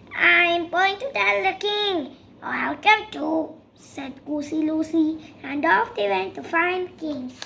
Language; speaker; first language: English; non-native, learner; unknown